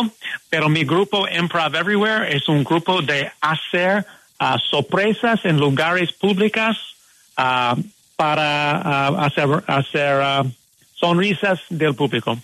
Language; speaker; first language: Spanish; non-native, learner; English